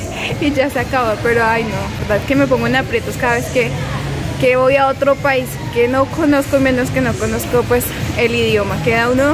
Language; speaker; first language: Spanish; native; Spanish